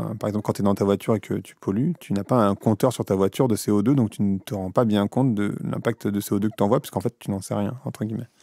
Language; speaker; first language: French; native; French